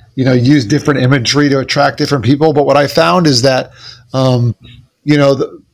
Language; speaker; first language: English; native; English